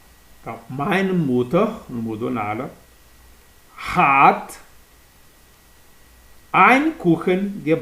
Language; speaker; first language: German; non-native, learner; Portuguese